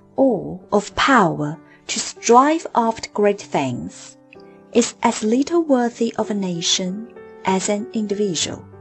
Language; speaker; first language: English; non-native, fluent; Chinese